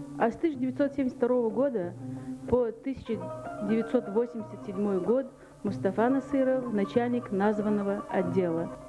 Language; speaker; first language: Russian; non-native, local second language; Lezghian